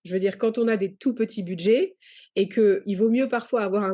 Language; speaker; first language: French; native; French